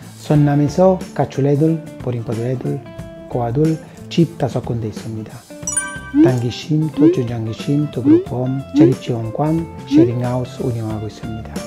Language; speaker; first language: Korean; non-native, fluent; Italian